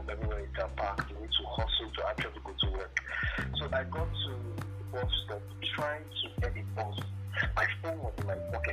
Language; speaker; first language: English; non-native, local second language; Yoruba